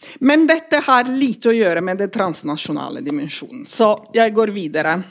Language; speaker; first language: Norwegian; non-native, fluent; Italian